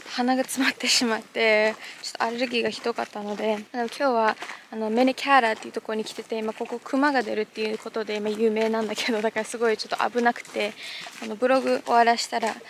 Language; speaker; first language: Japanese; early bilingual, other home language; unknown